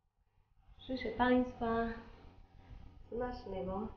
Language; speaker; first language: Polish; non-native, learner; Spanish